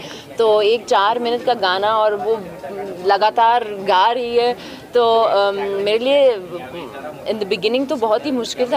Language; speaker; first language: Hindi; non-native, fluent; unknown